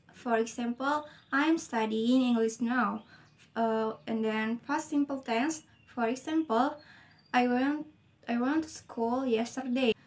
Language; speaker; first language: English; non-native, learner; Indonesian